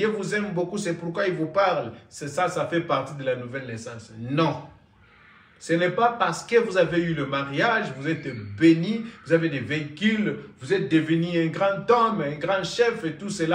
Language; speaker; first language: French; non-native, local second language; Lingala